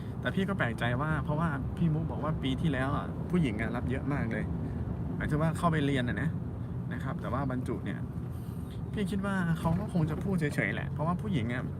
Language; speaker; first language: Thai; native; Thai